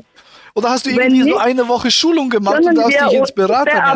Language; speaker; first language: German; native; German